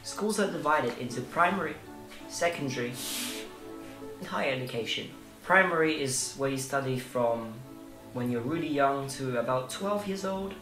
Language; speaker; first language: English; early bilingual, other home language; Russian